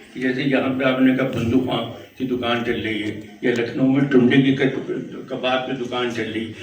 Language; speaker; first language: Urdu; native; Urdu